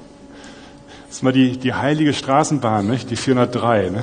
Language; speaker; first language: German; native; German